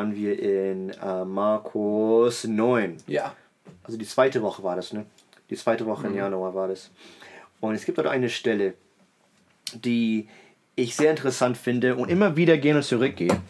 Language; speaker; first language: German; native; German